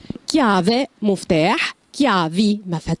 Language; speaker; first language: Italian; non-native, fluent; Arabic